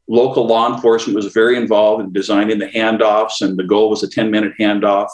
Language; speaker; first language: English; native; English